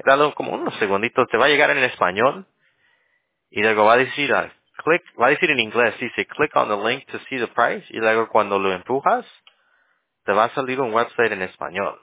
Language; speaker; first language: Spanish; early bilingual, heritage; Spanish